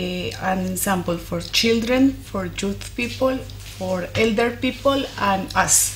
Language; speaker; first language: English; non-native, fluent; Spanish